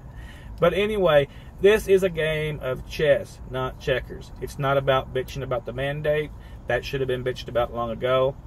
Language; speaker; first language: English; native; English